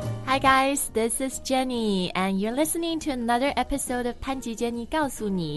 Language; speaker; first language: English; non-native, fluent; Chinese